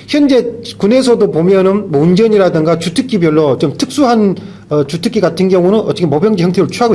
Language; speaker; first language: Korean; native; Korean